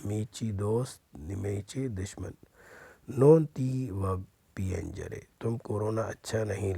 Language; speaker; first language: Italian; non-native, learner; Urdu